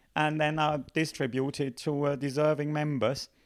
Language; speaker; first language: English; non-native, fluent; German